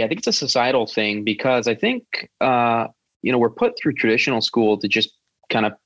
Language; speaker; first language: English; native; English